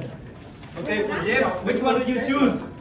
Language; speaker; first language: English; non-native, learner; Vietnamese